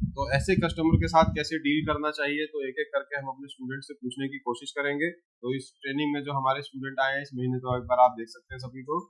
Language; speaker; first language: Hindi; native; Hindi